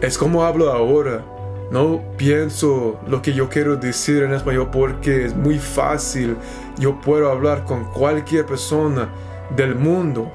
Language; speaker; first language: Spanish; early bilingual, heritage; English